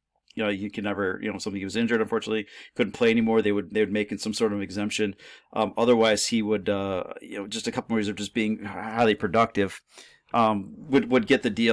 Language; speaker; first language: English; native; English